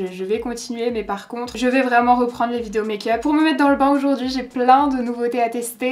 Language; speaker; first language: French; native; French